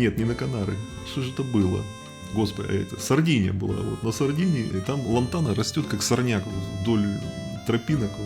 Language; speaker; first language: Russian; native; Russian